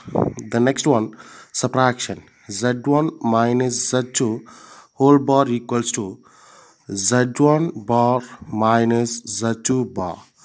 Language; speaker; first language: English; non-native, local second language; Tamil